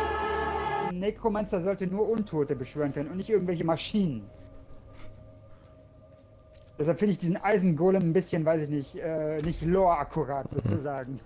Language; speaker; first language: German; native; German